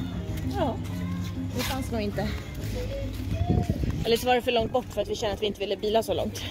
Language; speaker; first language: Swedish; native; Swedish